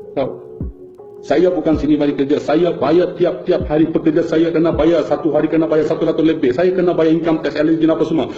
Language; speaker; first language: Malay; non-native, fluent; Bangla